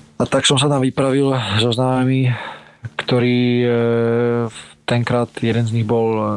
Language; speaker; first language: Slovak; early bilingual, other home language; Ukrainian